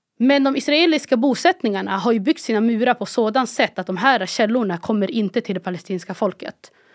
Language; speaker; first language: Swedish; early bilingual, other home language; Arabic